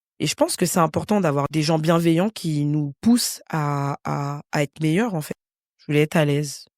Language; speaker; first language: French; native; French